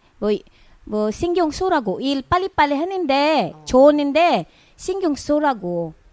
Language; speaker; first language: Korean; non-native, learner; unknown